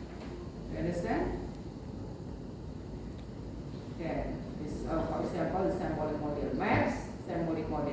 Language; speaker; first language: English; non-native, learner; Indonesian